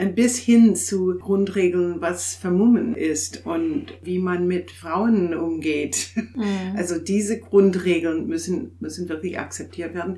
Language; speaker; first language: German; non-native, fluent; English